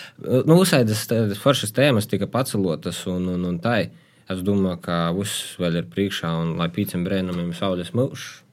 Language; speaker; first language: Latvian; native; Latvian